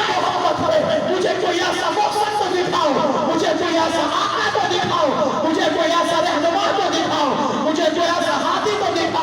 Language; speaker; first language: Urdu; native; Urdu